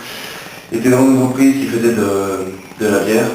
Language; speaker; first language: French; early bilingual, other home language; English